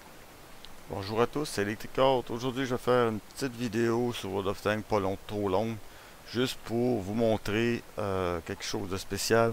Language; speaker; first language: French; native; French